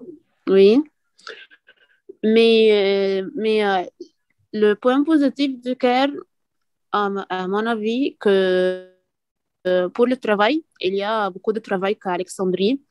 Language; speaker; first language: French; non-native, learner; Arabic